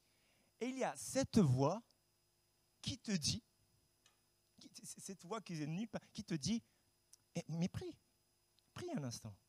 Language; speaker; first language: French; native; French